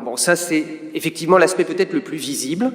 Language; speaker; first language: French; native; French